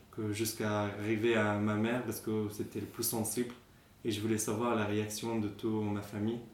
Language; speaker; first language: French; non-native, fluent; Arabic